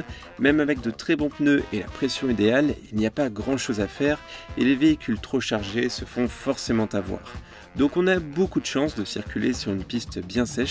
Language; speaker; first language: French; native; French